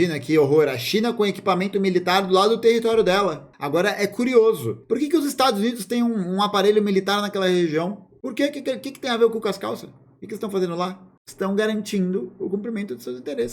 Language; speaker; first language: Portuguese; native; Portuguese